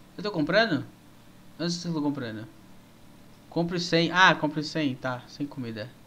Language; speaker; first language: Portuguese; native; Portuguese